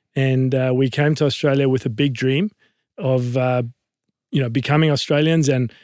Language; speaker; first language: English; native; English